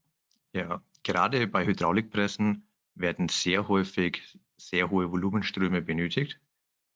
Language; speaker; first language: German; native; German